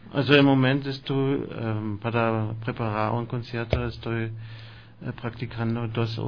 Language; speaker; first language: Spanish; non-native, learner; German